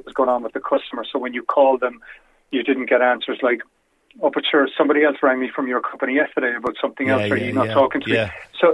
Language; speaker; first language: English; native; English